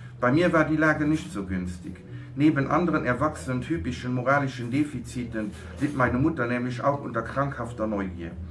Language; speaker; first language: German; non-native, local second language; Luxembourgish